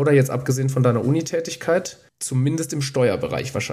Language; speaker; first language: German; native; German